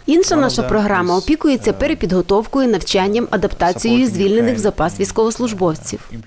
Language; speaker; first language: Ukrainian; native; Ukrainian